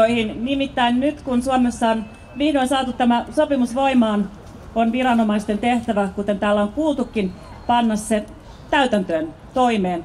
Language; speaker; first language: Finnish; native; Finnish